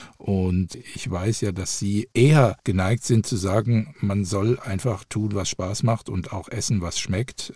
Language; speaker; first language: German; native; German